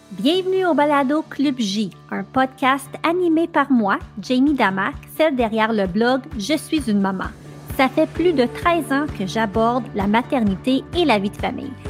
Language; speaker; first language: French; native; French